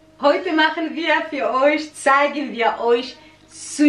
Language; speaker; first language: German; non-native, learner; Central Kurdish